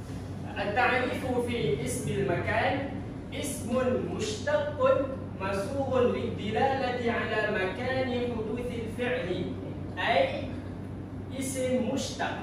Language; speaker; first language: Arabic; non-native, learner; Malay